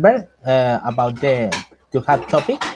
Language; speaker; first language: English; non-native, learner; Spanish